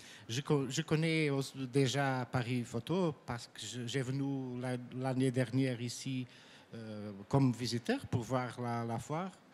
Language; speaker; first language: French; non-native, fluent; Portuguese